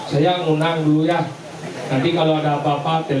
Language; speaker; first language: Indonesian; non-native, local second language; Balinese